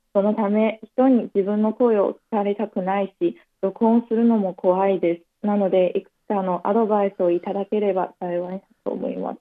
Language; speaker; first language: Japanese; non-native, fluent; Chinese